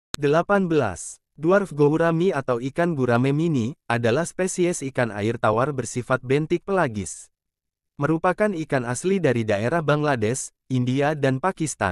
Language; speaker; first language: Indonesian; native; Indonesian